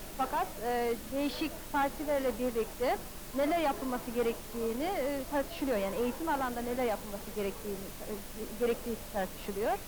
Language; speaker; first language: Turkish; early bilingual, heritage; Turkish